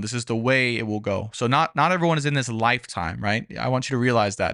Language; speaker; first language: English; native; English